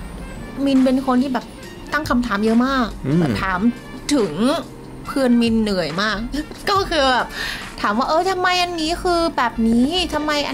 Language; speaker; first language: Thai; non-native, fluent; Vietnamese